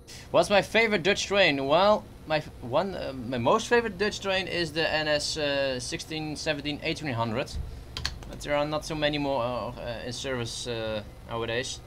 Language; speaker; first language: English; non-native, fluent; Dutch